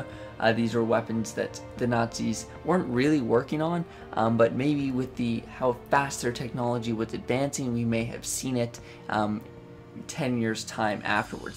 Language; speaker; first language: English; native; English